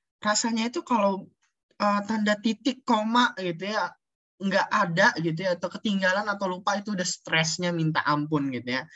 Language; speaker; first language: Indonesian; native; Indonesian